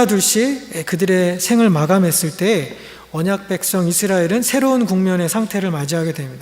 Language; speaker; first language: Korean; native; Korean